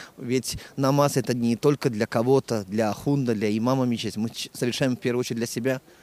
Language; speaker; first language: Russian; non-native, local second language; Tatar